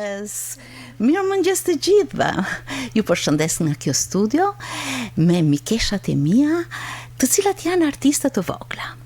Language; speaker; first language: Albanian; native; Albanian